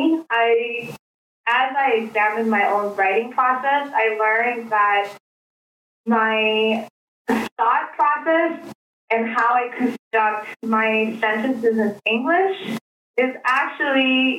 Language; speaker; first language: English; native; English